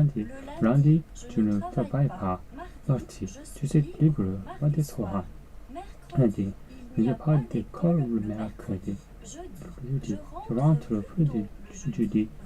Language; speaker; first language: French; non-native, learner; Japanese